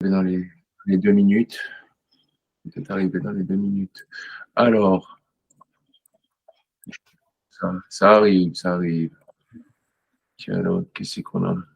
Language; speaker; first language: French; native; French